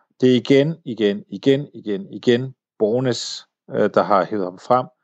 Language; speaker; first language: Danish; native; Danish